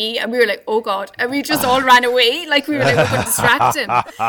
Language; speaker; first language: English; native; English